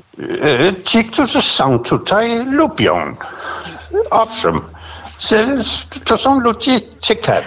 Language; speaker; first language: Polish; non-native, fluent; Danish